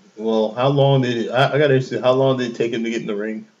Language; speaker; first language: English; native; English